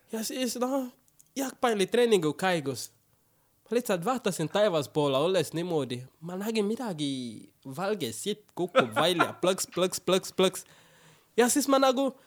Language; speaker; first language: Estonian; non-native, fluent; English